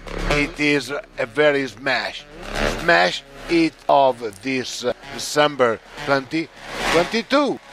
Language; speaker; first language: English; non-native, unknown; Italian